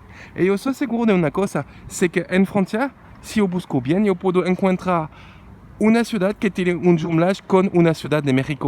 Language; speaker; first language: Spanish; non-native, learner; French